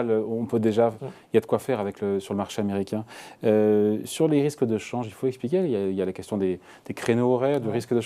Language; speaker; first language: French; native; French